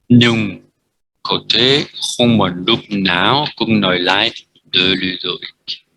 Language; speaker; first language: Vietnamese; non-native, fluent; French